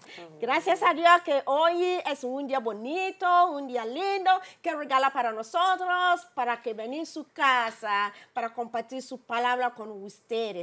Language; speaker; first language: Spanish; non-native, learner; English